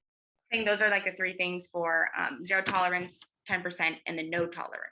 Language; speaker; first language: English; native; English